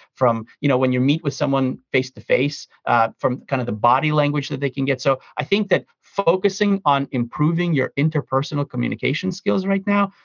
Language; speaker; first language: English; early bilingual, other home language; Russian